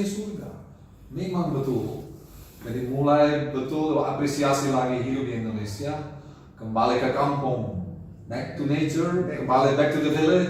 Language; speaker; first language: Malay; non-native, fluent; Dutch